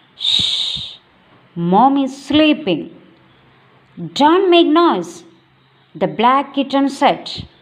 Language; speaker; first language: English; non-native, local second language; Malayalam